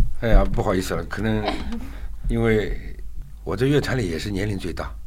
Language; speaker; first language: Chinese; non-native, fluent; Japanese